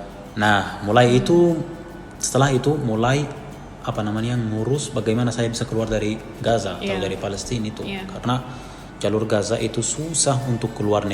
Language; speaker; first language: Indonesian; non-native, fluent; Arabic